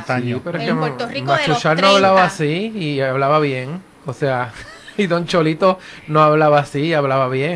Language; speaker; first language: Spanish; native; Spanish